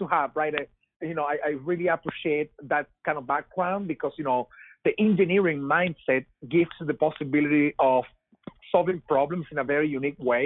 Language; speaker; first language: English; non-native, fluent; Spanish